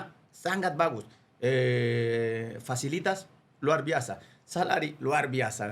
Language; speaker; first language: Indonesian; non-native, fluent; Spanish